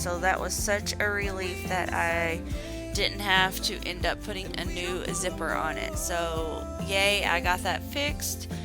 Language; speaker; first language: English; native; English